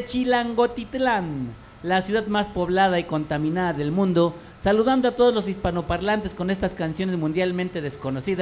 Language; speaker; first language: Spanish; native; Spanish